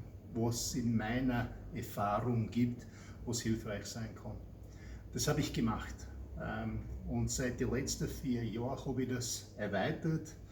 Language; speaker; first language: German; non-native, learner; English